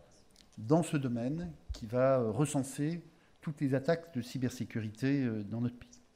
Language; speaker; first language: French; native; French